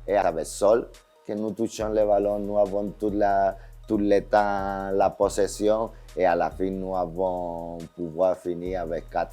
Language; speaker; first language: French; non-native, fluent; Spanish